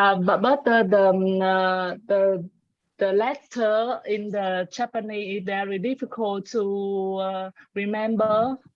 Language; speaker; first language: English; non-native, learner; Vietnamese